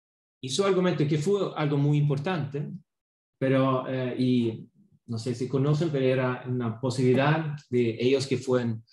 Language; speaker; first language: Spanish; non-native, fluent; Swedish